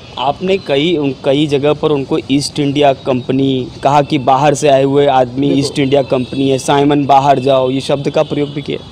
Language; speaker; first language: Hindi; native; Hindi